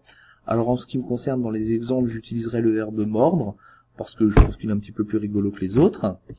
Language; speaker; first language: French; native; French